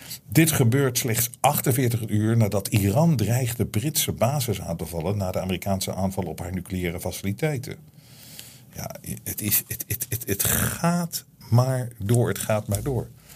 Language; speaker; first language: Dutch; native; Dutch